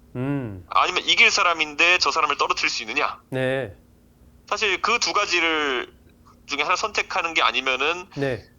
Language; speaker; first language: Korean; native; Korean